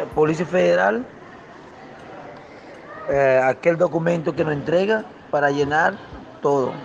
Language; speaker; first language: Spanish; non-native, local second language; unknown